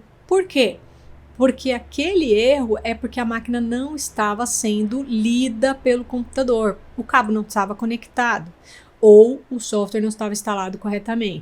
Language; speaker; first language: Portuguese; native; Portuguese